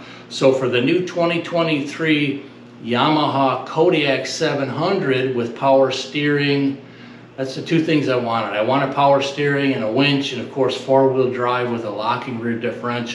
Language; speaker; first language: English; native; English